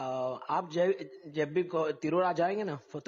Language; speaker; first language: Hindi; non-native, local second language; Malayalam